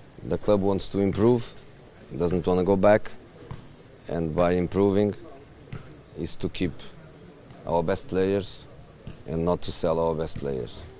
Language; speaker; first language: English; non-native, fluent; Portuguese